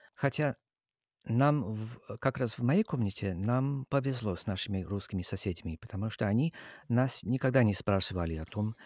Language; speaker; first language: Russian; non-native, fluent; English